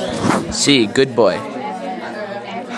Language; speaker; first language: Spanish; non-native, learner; English